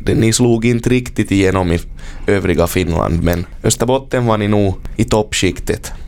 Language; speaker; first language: Swedish; native; Swedish